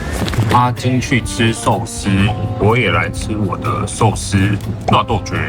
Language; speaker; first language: Chinese; native; Chinese